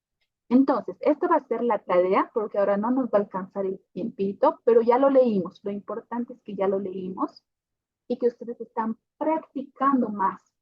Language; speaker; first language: Spanish; native; Spanish